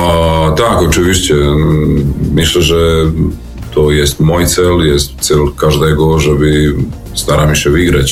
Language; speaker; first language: Polish; non-native, learner; Serbian